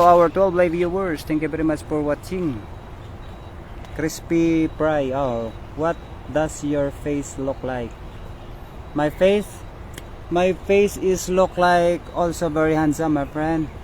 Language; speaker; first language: English; non-native, local second language; Filipino